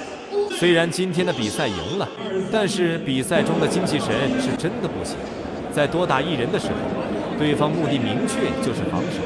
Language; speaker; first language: Chinese; native; Chinese